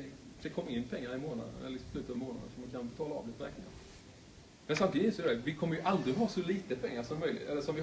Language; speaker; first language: Swedish; native; Swedish